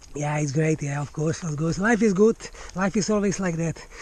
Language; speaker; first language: English; non-native, fluent; Czech